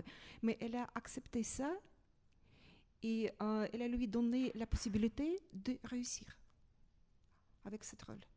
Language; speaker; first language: French; non-native, fluent; Russian